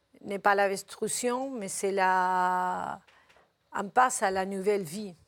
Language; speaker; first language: French; non-native, learner; Spanish